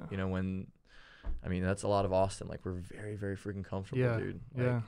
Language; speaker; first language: English; early bilingual, other home language; German